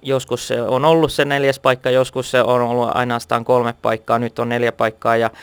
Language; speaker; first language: Finnish; non-native, local second language; Swedish